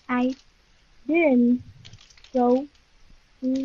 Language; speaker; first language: English; non-native, learner; Vietnamese